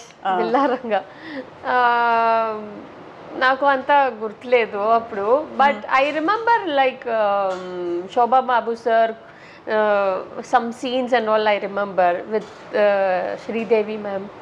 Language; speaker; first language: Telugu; non-native, local second language; Tamil